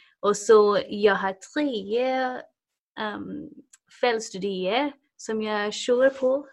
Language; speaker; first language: Swedish; non-native, fluent; English